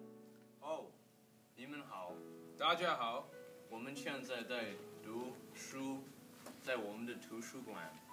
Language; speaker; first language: Chinese; non-native, learner; English